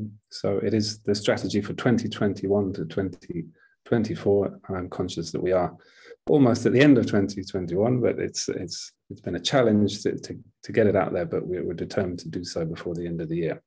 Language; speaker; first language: English; native; English